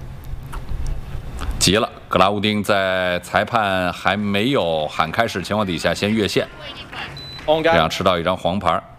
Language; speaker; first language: Chinese; native; Chinese